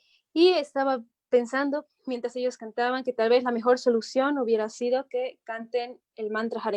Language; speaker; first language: Spanish; native; Spanish